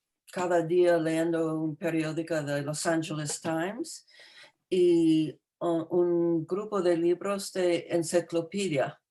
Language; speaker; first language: Spanish; non-native, fluent; English